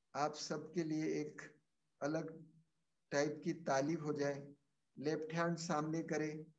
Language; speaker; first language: Hindi; non-native, local second language; Marathi